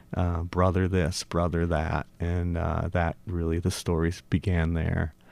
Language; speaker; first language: English; native; English